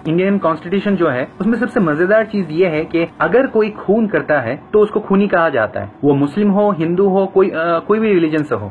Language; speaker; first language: Hindi; non-native, fluent; Bangla